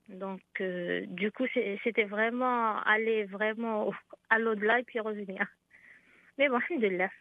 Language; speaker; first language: French; non-native, local second language; Arabic